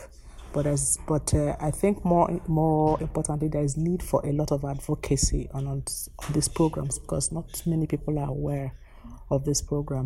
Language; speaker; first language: English; non-native, local second language; Igbo